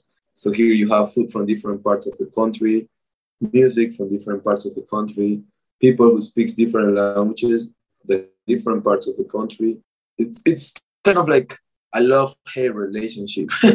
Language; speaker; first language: English; non-native, fluent; Spanish